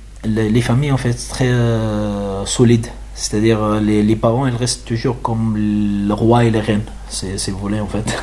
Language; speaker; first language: French; non-native, learner; Arabic